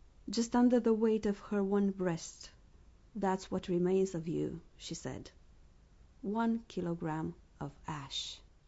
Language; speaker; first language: English; non-native, fluent; Romanian